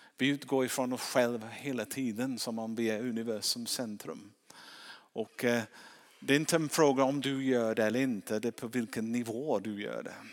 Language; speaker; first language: Swedish; non-native, fluent; English